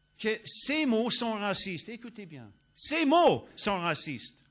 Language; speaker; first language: French; non-native, learner; English